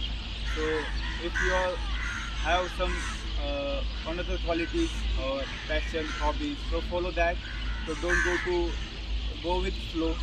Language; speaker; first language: English; non-native, learner; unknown